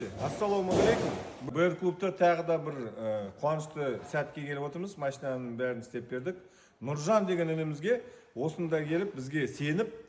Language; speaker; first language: Kazakh; non-native, local second language; Russian